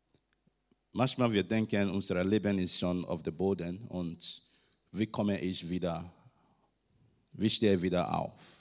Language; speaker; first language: German; non-native, learner; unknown